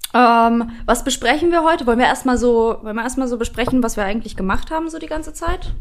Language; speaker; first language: German; early bilingual, other home language; Polish